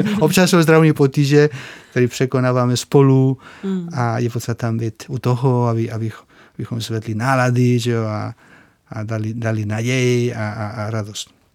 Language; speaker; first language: Czech; non-native, fluent; Spanish